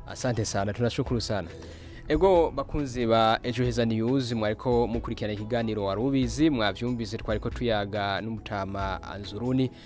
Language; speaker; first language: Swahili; non-native, local second language; Rundi